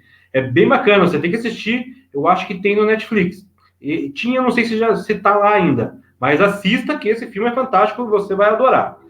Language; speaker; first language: Portuguese; native; Portuguese